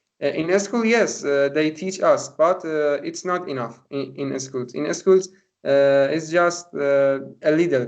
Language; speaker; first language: English; non-native, learner; Persian